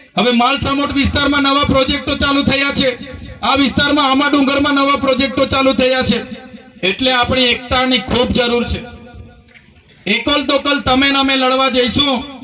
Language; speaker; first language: Gujarati; non-native, local second language; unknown